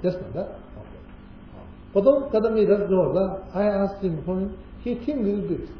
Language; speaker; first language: Russian; non-native, learner; Tibetan